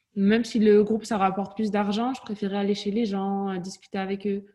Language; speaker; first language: French; native; French